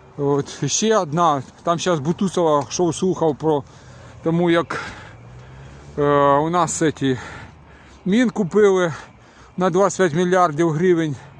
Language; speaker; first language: Ukrainian; non-native, local second language; Russian